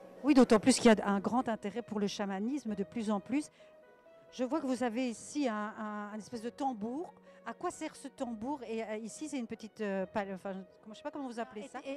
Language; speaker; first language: French; native; French